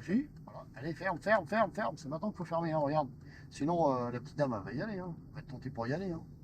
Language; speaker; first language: French; native; French